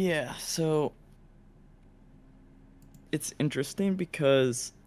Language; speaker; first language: English; native; English